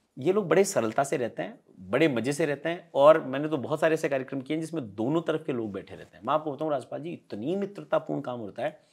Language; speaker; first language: Hindi; native; Hindi